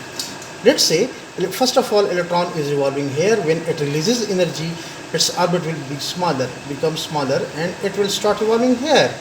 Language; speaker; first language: English; non-native, local second language; Pashto